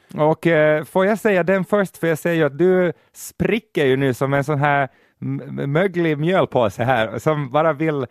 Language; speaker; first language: Swedish; native; Swedish